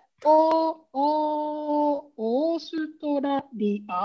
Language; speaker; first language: Japanese; non-native, learner; German